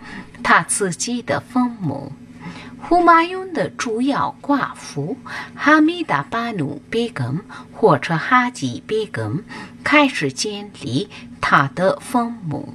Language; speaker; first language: Chinese; non-native, learner; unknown